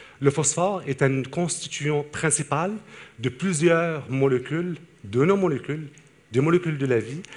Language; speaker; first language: French; non-native, local second language; Arabic